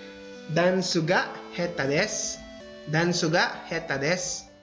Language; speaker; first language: Japanese; non-native, fluent; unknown